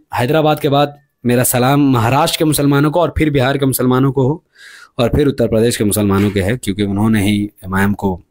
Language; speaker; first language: Hindi; non-native, local second language; Urdu